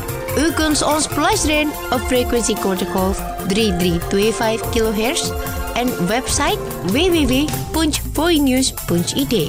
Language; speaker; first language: Dutch; non-native, learner; Indonesian